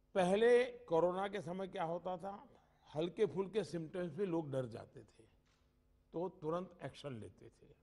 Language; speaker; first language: Hindi; non-native, local second language; Gujarati